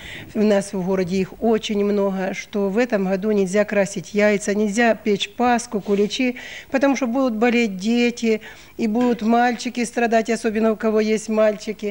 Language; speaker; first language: Russian; native; Russian